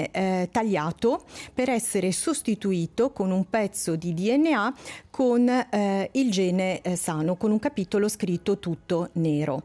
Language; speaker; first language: Italian; native; Italian